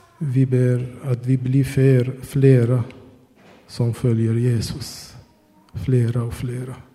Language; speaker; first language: Swedish; non-native, fluent; Arabic